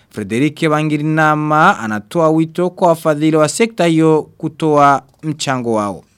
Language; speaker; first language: Swahili; non-native, local second language; Rundi